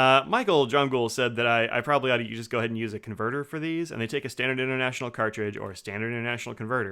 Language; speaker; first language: English; native; English